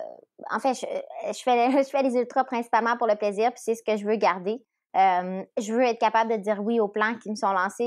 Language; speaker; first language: French; native; French